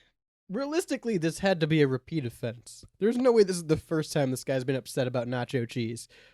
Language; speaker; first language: English; native; English